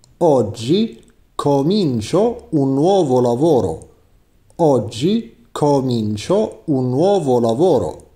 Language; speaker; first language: Italian; non-native, fluent; Arabic